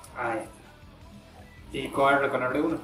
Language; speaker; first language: Spanish; native; Spanish